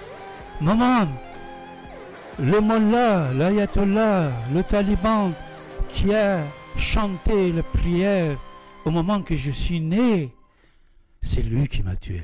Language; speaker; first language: French; non-native, fluent; Persian